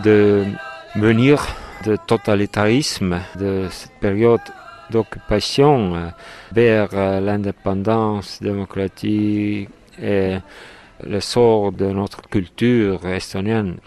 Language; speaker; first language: French; non-native, fluent; Estonian